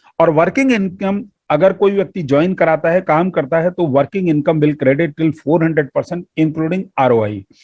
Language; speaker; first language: Hindi; native; Hindi